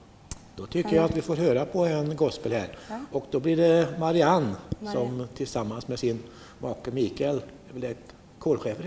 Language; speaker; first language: Swedish; native; Swedish